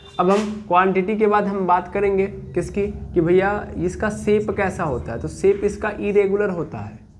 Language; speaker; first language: Hindi; native; Hindi